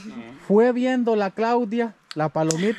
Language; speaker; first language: Spanish; native; Spanish